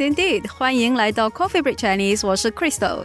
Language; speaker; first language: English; non-native, fluent; Chinese